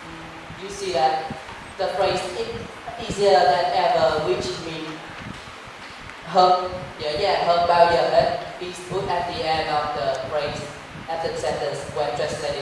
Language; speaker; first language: English; non-native, learner; Vietnamese